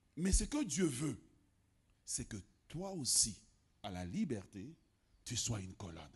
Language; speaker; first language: French; non-native, local second language; Lingala